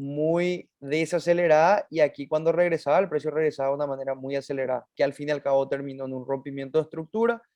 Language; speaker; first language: Spanish; native; Spanish